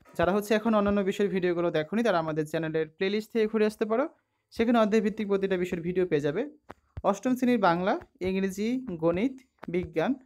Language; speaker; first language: Bangla; native; Bangla